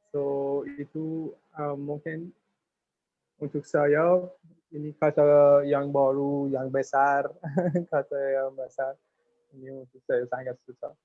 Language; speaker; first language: Indonesian; non-native, learner; English